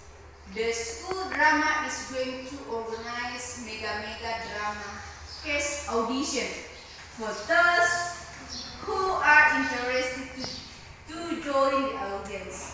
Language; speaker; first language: English; non-native, fluent; Indonesian